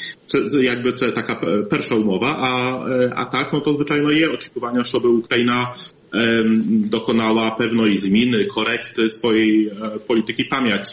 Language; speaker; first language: Polish; non-native, learner; Ukrainian